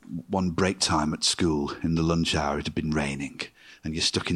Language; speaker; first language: English; native; English